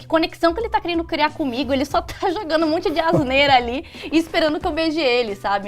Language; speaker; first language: Portuguese; native; Portuguese